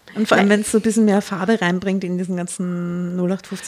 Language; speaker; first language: German; native; German